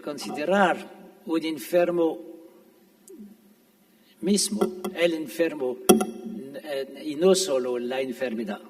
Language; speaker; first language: Spanish; non-native, fluent; French